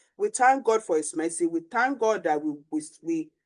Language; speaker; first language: English; non-native, local second language; Yoruba